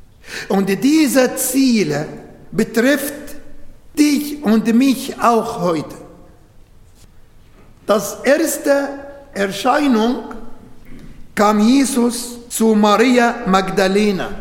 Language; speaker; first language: German; non-native, learner; Arabic